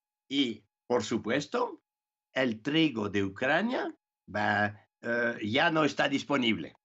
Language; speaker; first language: Spanish; non-native, fluent; French